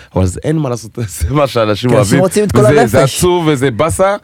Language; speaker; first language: Hebrew; non-native, local second language; French